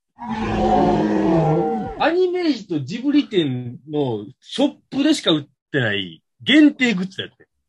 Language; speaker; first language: Japanese; native; Japanese